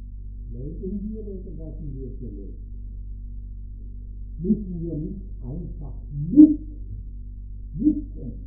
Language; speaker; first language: German; native; German